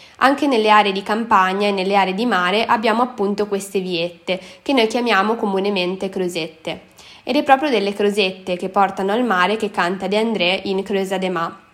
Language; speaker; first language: Italian; native; Italian